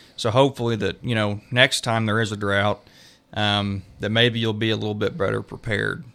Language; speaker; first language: English; native; English